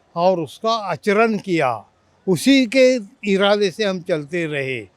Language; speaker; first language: Hindi; non-native, local second language; Marathi